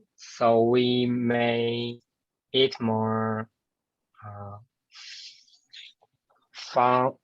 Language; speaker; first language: English; non-native, learner; Chinese